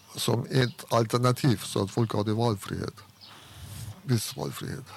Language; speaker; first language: Swedish; non-native, fluent; German